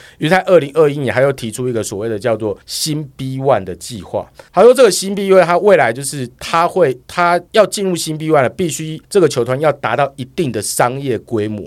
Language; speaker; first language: Chinese; native; Chinese